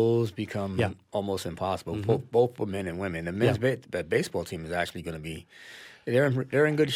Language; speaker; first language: English; native; English